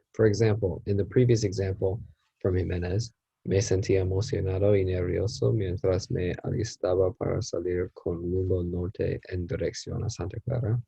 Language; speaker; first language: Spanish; non-native, learner; English